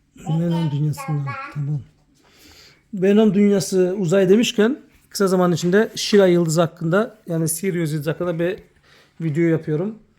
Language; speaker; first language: Turkish; native; Turkish